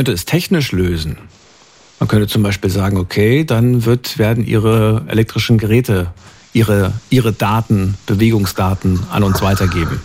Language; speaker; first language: German; native; German